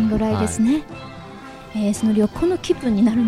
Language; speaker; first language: Japanese; non-native, fluent; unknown